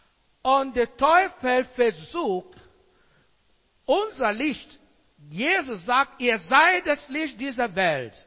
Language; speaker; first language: German; non-native, learner; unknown